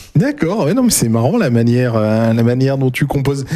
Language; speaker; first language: French; native; French